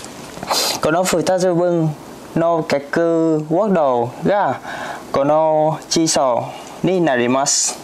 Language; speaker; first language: Japanese; non-native, learner; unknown